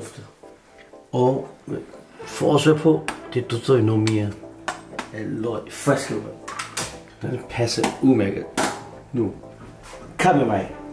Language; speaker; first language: Danish; non-native, fluent; Chinese